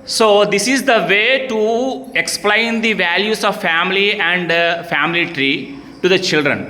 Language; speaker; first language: English; non-native, local second language; Telugu